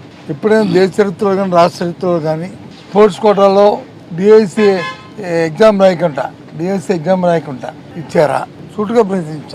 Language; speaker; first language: Telugu; native; Telugu